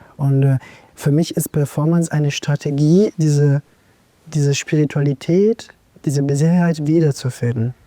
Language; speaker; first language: German; non-native, fluent; Italian